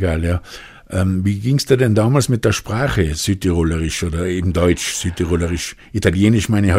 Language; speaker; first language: German; native; German